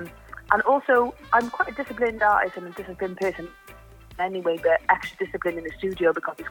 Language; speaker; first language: English; native; English